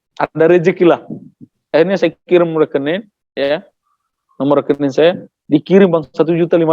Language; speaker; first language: Indonesian; non-native, local second language; Tetum